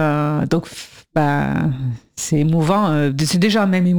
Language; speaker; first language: French; native; French